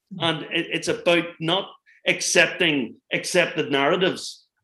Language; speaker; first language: English; native; English